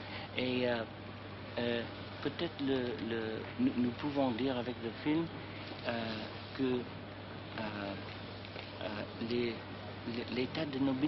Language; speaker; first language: French; non-native, learner; English